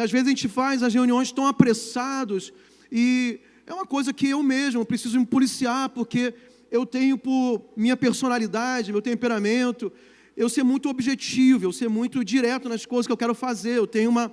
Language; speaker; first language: Portuguese; native; Portuguese